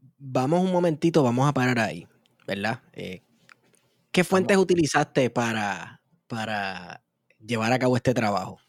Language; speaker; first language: Spanish; native; Spanish